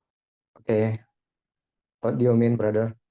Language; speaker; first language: English; non-native, learner; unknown